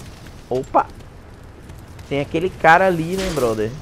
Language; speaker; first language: Portuguese; native; Portuguese